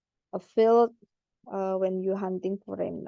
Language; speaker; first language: English; non-native, learner; Indonesian